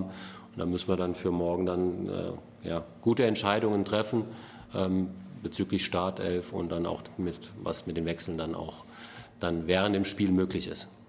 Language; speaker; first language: German; native; German